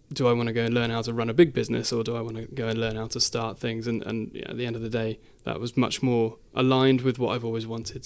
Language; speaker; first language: English; native; English